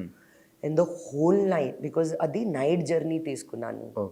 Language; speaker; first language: Telugu; non-native, local second language; Hindi